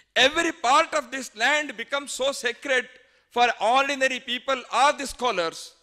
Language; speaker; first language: English; non-native, local second language; Kannada